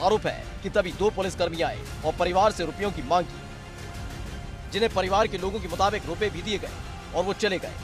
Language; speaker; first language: Hindi; native; Hindi